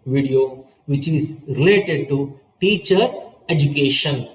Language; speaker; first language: English; non-native, local second language; Kannada